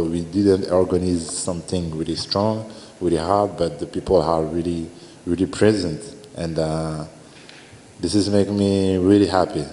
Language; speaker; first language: English; non-native, learner; French